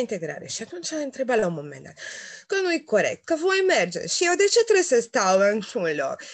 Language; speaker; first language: Romanian; non-native, local second language; Hungarian